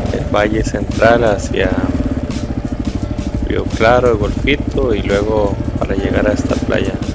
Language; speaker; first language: Spanish; native; Spanish